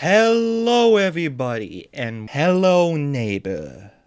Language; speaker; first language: English; native; English